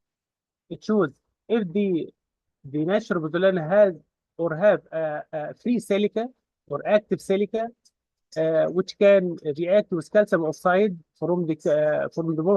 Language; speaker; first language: English; non-native, fluent; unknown